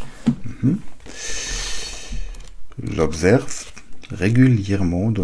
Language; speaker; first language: French; non-native, learner; German